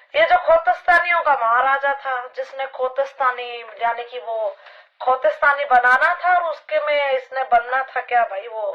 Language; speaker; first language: Hindi; native; Hindi